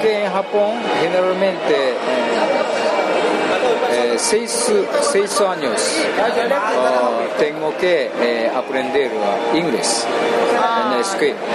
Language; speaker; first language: Spanish; non-native, learner; Japanese